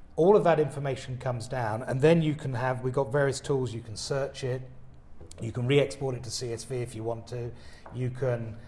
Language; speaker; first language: English; native; English